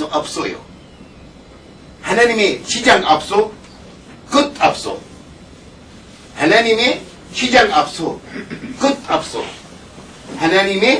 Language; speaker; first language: Korean; non-native, learner; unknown